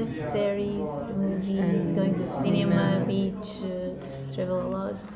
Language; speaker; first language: English; non-native, learner; Portuguese